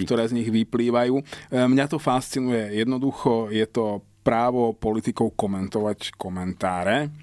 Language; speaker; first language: Slovak; non-native, local second language; Hungarian